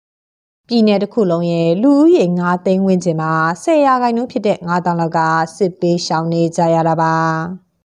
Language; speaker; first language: Burmese; native; Burmese